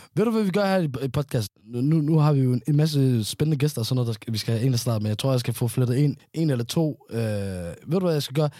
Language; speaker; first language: Danish; early bilingual, other home language; Somali